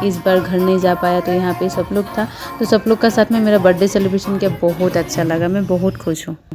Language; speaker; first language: Hindi; non-native, local second language; Assamese